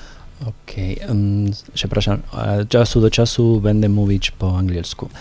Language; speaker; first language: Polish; non-native, learner; Spanish